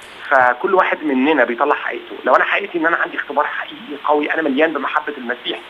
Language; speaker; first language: Arabic; native; Arabic